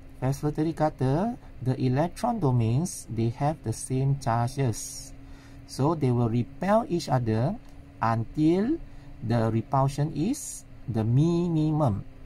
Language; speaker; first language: English; non-native, local second language; Malay